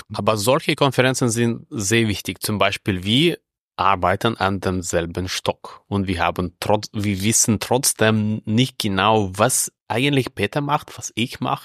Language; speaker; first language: German; non-native, fluent; Russian